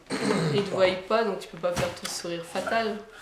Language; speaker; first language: French; native; French